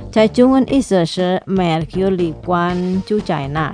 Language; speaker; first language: Chinese; non-native, fluent; Indonesian